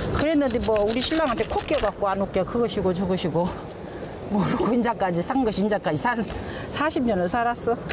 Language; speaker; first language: Korean; native; Korean